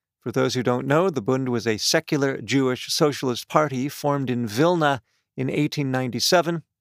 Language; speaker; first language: English; native; English